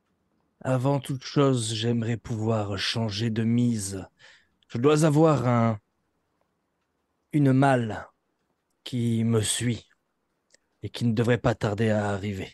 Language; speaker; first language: French; native; French